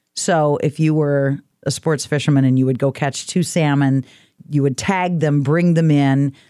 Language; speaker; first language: English; native; English